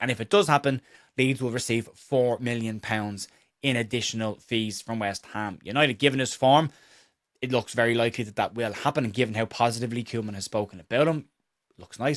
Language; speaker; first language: English; native; English